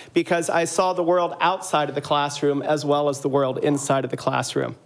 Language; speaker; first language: English; native; English